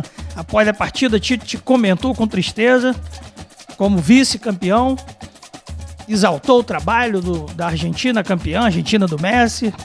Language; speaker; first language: Portuguese; native; Portuguese